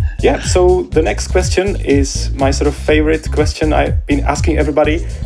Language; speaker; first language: English; non-native, fluent; Czech